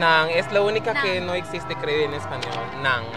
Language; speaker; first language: Spanish; non-native, fluent; Filipino